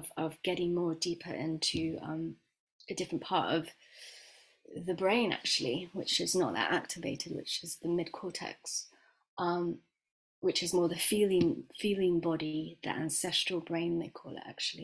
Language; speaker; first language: English; native; English